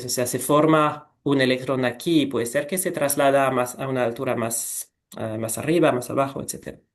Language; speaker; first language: Spanish; non-native, fluent; French